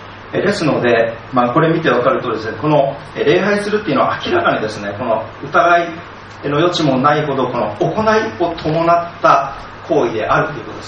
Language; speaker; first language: Japanese; native; Japanese